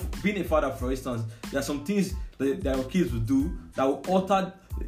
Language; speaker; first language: English; non-native, local second language; Yoruba